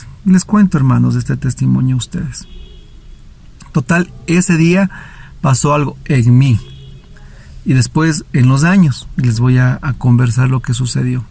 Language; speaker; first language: Spanish; native; Spanish